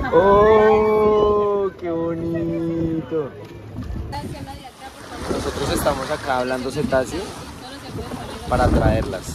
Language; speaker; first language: Spanish; native; Spanish